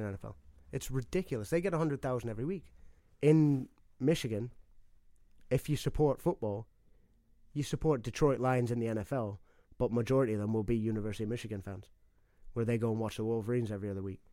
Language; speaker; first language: English; native; English